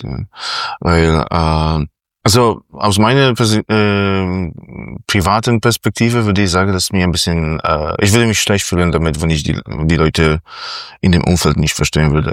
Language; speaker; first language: German; non-native, fluent; Polish